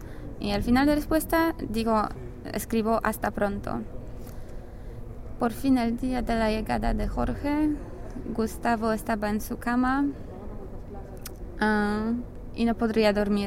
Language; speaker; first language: Spanish; non-native, learner; English